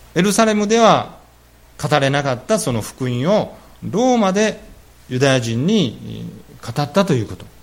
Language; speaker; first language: Japanese; native; Japanese